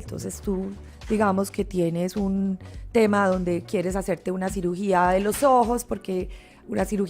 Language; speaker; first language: Spanish; native; Spanish